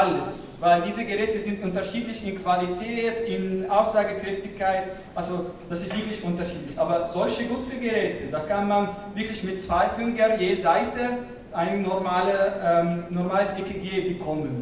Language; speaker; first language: German; non-native, fluent; Arabic